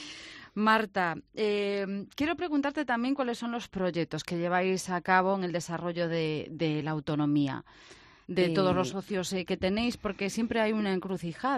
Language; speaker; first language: Spanish; native; Spanish